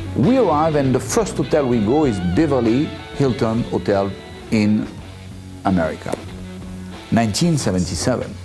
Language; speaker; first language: English; non-native, fluent; French